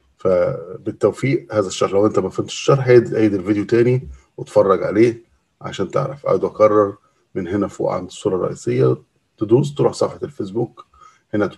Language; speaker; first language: Arabic; native; Arabic